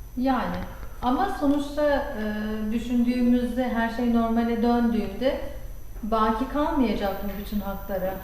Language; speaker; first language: Turkish; native; Turkish